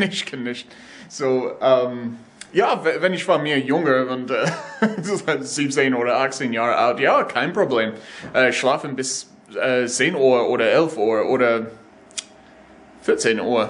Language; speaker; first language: German; non-native, learner; English